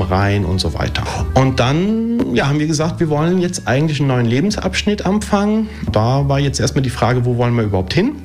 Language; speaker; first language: German; early bilingual, other home language; Italian